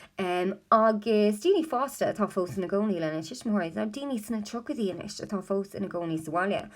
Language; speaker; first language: Irish; non-native, local second language; English